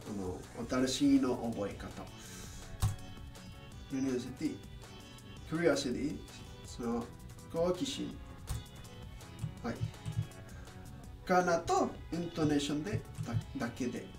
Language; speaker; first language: Japanese; non-native, learner; English